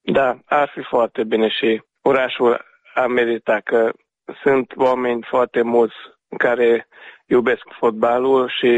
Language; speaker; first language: Romanian; non-native, local second language; Hungarian